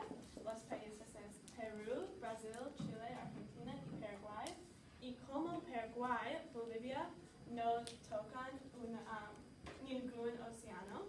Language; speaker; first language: Spanish; non-native, learner; English